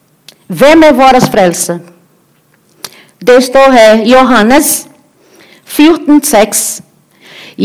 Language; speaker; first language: Norwegian; non-native, learner; Portuguese